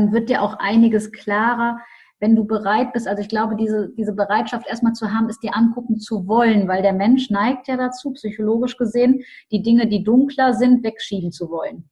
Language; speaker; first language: German; native; German